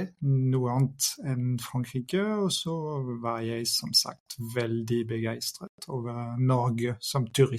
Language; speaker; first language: Norwegian; non-native, fluent; French